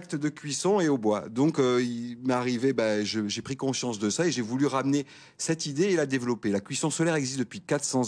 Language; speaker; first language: French; native; French